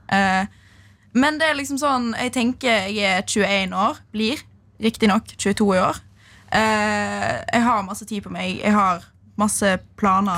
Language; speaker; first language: Norwegian; native; Norwegian